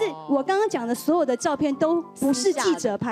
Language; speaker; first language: Chinese; native; Chinese